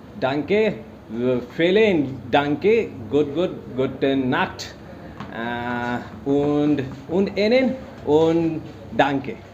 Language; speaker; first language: German; non-native, learner; Hindi